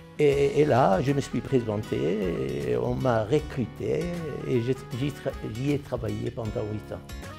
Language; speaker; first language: French; non-native, fluent; Arabic